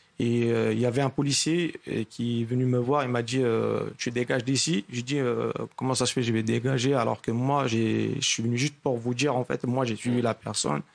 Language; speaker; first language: French; non-native, local second language; Arabic